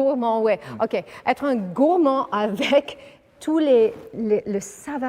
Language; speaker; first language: French; non-native, fluent; English